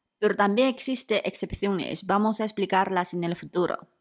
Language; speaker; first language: Spanish; non-native, fluent; Chinese